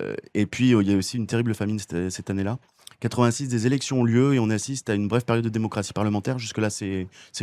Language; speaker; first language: French; native; French